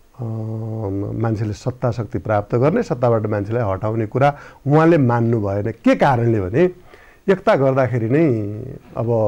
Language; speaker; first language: Nepali; native; Nepali